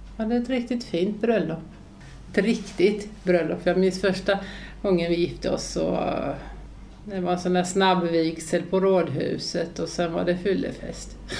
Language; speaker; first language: Swedish; early bilingual, other home language; Finnish